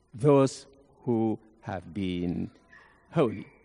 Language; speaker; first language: English; non-native, fluent; Arabic